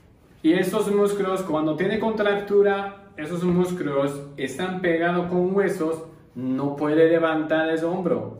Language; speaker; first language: Spanish; non-native, learner; Japanese